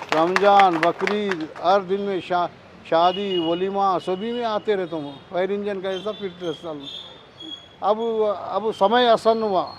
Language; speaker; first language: Hindi; non-native, local second language; Telugu